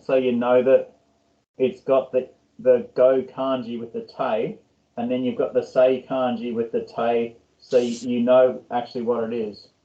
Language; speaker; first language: English; non-native, learner; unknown